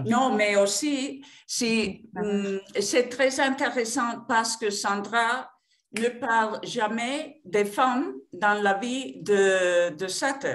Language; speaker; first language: French; non-native, fluent; Spanish